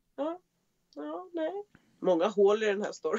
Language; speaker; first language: Swedish; native; Swedish